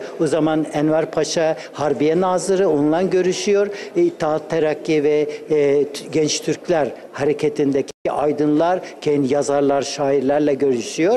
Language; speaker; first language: Turkish; early bilingual, other home language; Uzbek